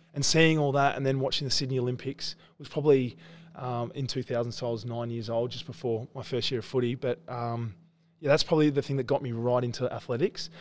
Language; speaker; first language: English; native; English